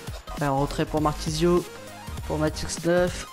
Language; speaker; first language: French; native; French